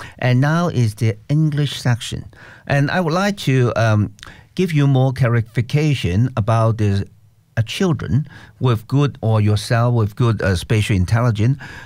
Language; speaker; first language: English; non-native, local second language; Cantonese